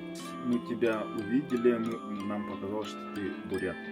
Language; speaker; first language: Russian; native; Russian